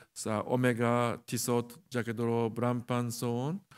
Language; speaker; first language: English; non-native, learner; Japanese